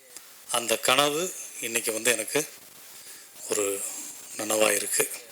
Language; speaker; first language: Tamil; native; Tamil